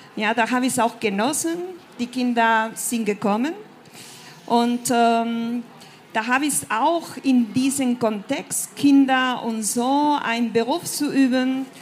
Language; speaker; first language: German; non-native, fluent; Spanish